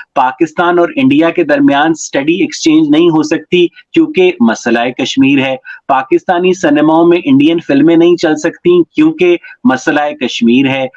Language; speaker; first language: Urdu; native; Urdu